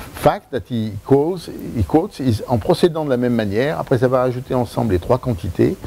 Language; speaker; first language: French; native; French